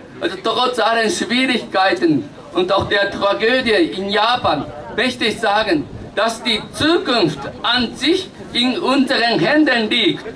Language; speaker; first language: German; non-native, fluent; Japanese